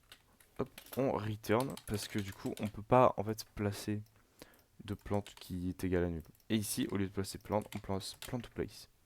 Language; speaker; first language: French; native; French